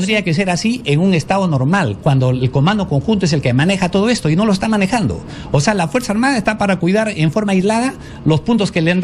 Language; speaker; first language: Spanish; native; Spanish